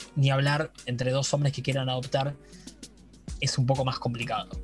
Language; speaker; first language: Spanish; native; Spanish